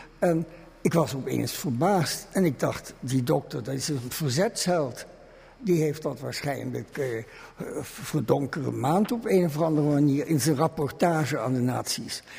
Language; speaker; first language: Dutch; early bilingual, other home language; German